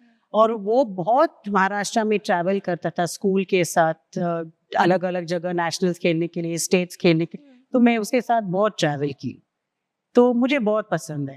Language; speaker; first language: Hindi; non-native, local second language; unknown